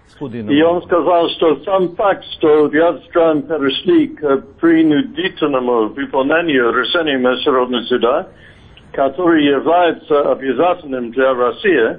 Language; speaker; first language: Russian; non-native, fluent; English